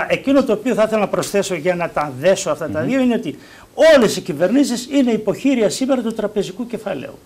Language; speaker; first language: Greek; native; Greek